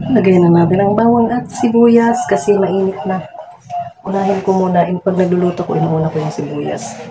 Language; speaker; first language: Filipino; non-native, local second language; Cebuano